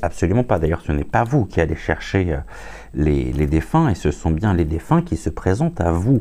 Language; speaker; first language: French; native; French